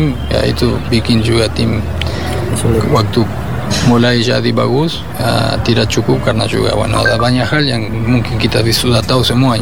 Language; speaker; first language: Indonesian; non-native, fluent; Spanish